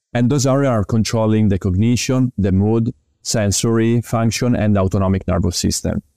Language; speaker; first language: English; non-native, fluent; Italian